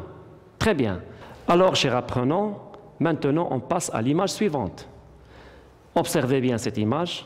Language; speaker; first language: French; non-native, local second language; Arabic